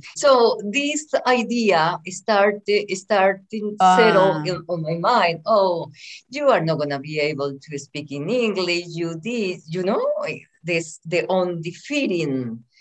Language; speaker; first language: English; non-native, fluent; Spanish